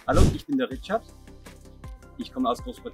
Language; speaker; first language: German; non-native, fluent; English